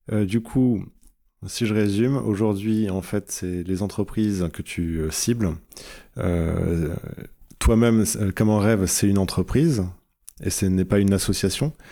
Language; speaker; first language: French; native; French